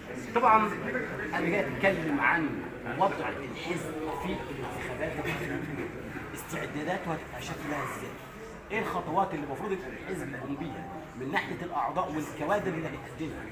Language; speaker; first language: Arabic; native; Arabic